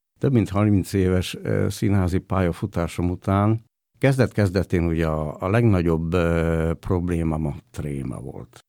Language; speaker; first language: Hungarian; native; Hungarian